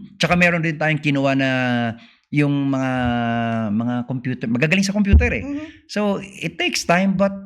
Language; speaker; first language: Filipino; native; Filipino